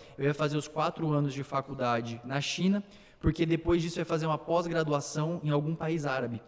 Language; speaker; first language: Portuguese; early bilingual, other home language; Slovak